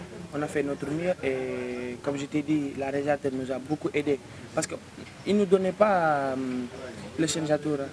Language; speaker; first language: French; non-native, local second language; Wolof